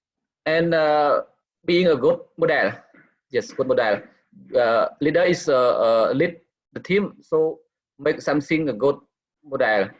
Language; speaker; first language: English; non-native, learner; Khmer